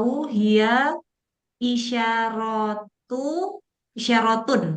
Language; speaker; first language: Arabic; non-native, learner; Indonesian